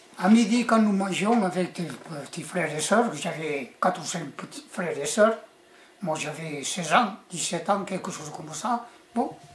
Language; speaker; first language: French; early bilingual, other home language; Catalan